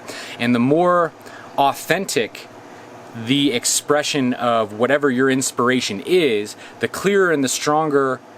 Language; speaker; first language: English; native; English